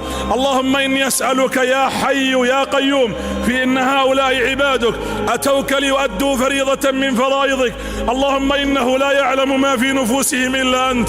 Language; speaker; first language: Arabic; native; Arabic